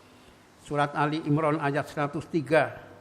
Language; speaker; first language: Indonesian; native; Indonesian